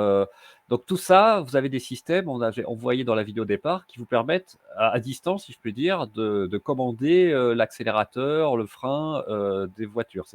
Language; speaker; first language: French; native; French